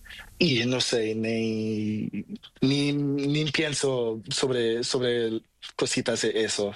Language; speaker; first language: Spanish; non-native, learner; Portuguese